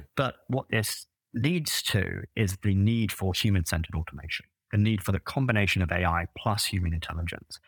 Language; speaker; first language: English; native; English